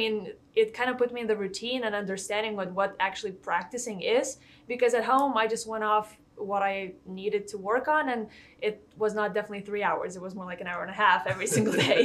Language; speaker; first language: English; non-native, fluent; Lithuanian